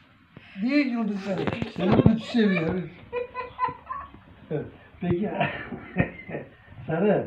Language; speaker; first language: Turkish; native; Turkish